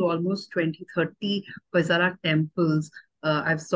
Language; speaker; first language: English; non-native, local second language; Tamil